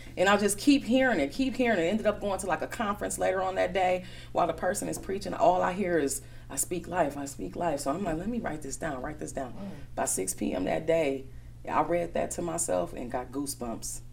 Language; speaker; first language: English; native; English